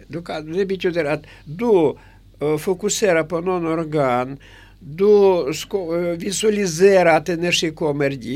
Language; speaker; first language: Swedish; non-native, fluent; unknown